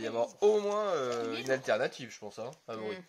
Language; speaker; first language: French; native; French